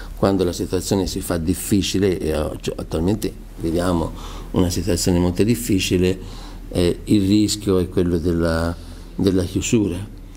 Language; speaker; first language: Italian; native; Italian